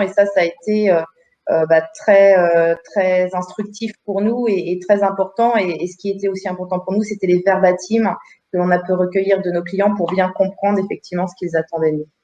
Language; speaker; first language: French; native; French